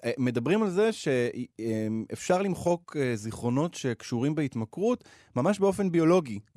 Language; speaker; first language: Hebrew; native; Hebrew